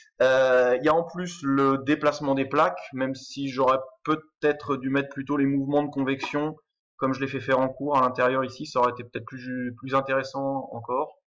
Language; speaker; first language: French; native; French